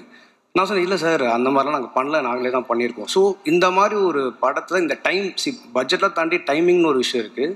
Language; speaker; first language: Tamil; native; Tamil